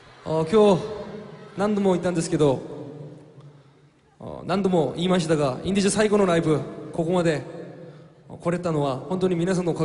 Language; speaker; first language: Japanese; non-native, fluent; Korean